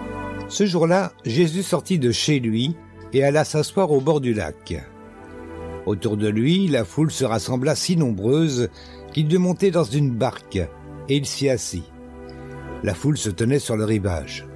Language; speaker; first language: French; native; French